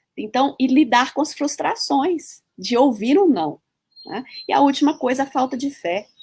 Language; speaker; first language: Portuguese; early bilingual, heritage; Portuguese